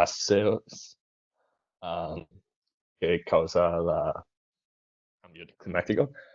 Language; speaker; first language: Spanish; non-native, learner; English